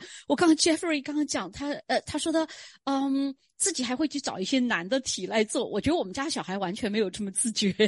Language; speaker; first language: Chinese; native; Chinese